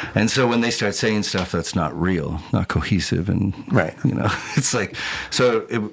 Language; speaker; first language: English; native; English